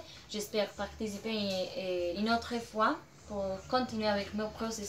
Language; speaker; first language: French; non-native, learner; Spanish